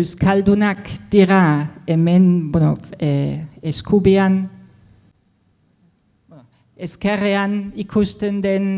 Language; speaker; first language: Basque; non-native, fluent; German